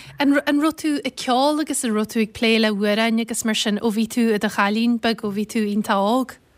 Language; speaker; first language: Irish; native; Irish